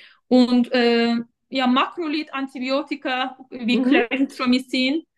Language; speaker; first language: German; non-native, fluent; Turkish